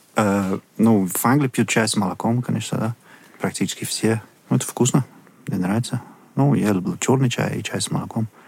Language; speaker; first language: Russian; non-native, fluent; English